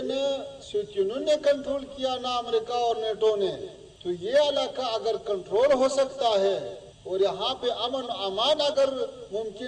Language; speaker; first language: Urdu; non-native, fluent; Pashto